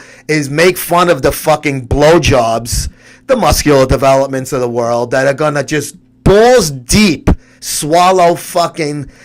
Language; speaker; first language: English; native; English